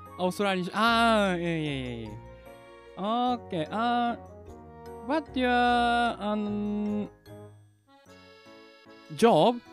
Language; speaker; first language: English; non-native, learner; Japanese